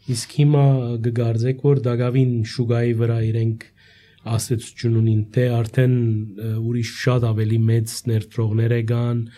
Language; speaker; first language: Armenian; early bilingual, heritage; Armenian